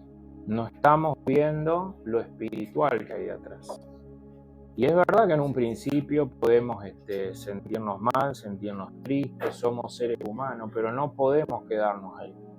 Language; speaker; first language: Spanish; native; Spanish